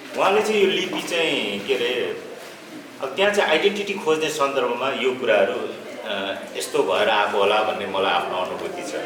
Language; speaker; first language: Nepali; non-native, local second language; Limbu